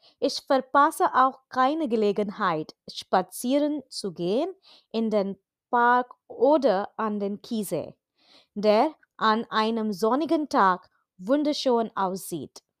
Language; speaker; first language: German; non-native, learner; Hindi